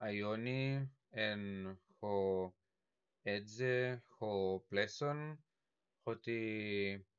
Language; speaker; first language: Greek; non-native, learner; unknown